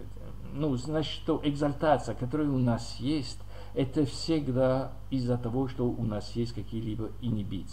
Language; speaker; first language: Russian; non-native, learner; French